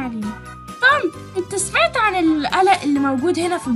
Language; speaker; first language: Arabic; native; Arabic